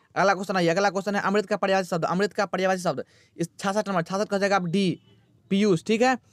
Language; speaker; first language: Hindi; native; Hindi